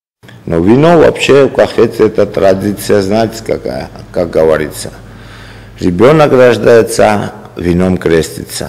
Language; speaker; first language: Russian; non-native, local second language; Georgian